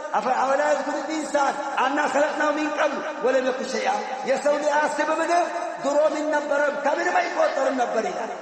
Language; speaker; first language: Amharic; non-native, local second language; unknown